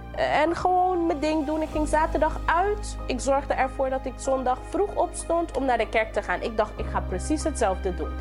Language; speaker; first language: Dutch; non-native, local second language; English